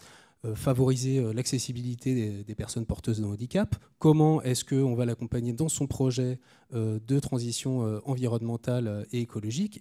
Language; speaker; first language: French; native; French